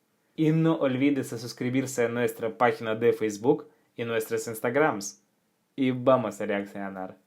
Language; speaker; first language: Spanish; non-native, fluent; Russian